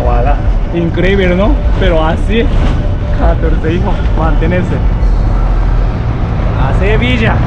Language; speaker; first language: Spanish; non-native, learner; Japanese